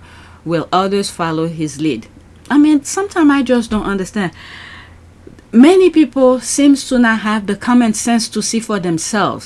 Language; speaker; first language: English; native; English